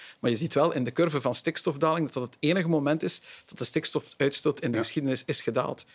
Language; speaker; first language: Dutch; native; Dutch